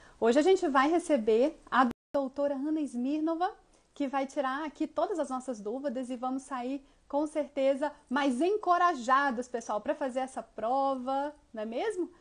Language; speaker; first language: Portuguese; native; Portuguese